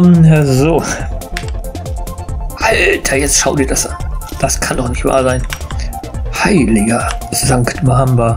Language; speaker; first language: German; native; German